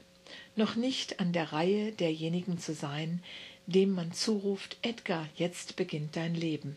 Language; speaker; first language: German; native; German